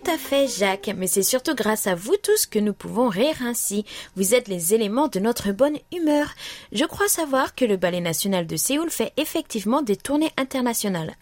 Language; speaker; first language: French; native; French